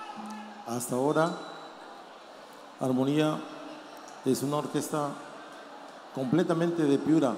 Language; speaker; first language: Spanish; native; Spanish